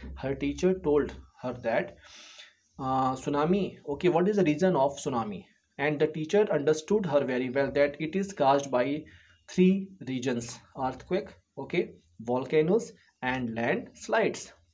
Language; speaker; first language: English; non-native, local second language; Hindi